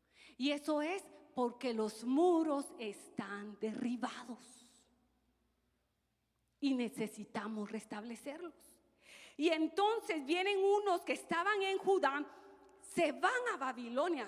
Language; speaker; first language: Spanish; native; Spanish